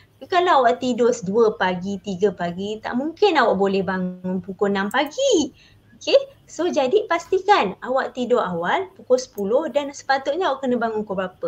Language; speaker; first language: Malay; native; Malay